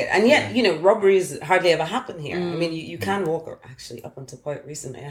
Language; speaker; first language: English; non-native, local second language; Yoruba